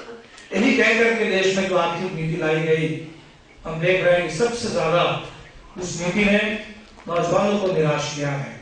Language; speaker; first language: Hindi; native; Hindi